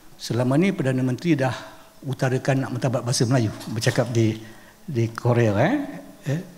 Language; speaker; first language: Malay; native; Malay